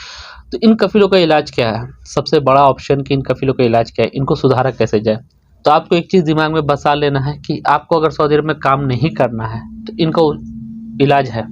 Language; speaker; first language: Hindi; native; Hindi